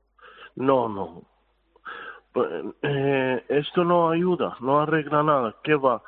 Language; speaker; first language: Spanish; non-native, fluent; Arabic